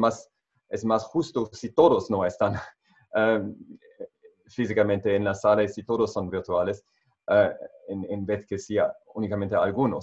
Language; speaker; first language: Spanish; non-native, fluent; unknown